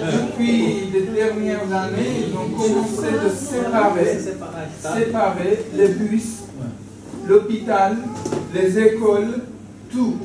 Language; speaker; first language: French; non-native, fluent; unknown